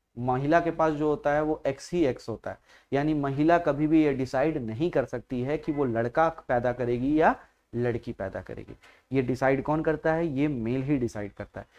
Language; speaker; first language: Hindi; native; Hindi